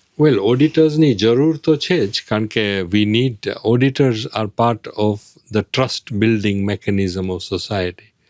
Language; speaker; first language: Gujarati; early bilingual, heritage; Gujarati